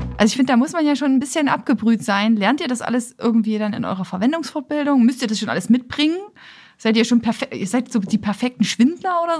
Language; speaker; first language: German; native; German